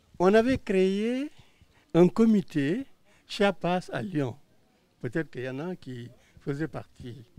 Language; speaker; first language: French; non-native, local second language; Wolof